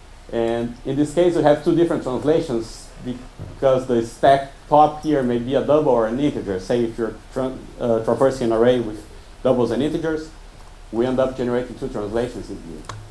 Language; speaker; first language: English; non-native, fluent; Portuguese